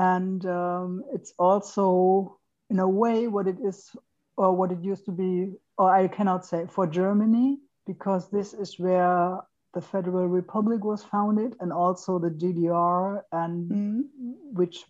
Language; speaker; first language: English; non-native, fluent; German